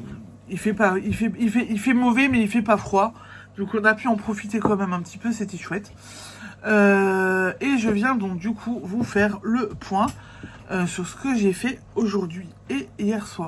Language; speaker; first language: French; native; French